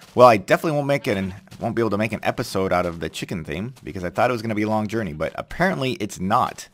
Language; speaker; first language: English; native; English